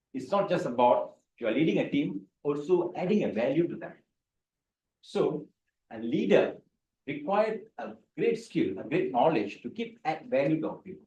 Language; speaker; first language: English; non-native, local second language; Tamil